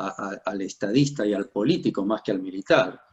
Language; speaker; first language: Spanish; native; Spanish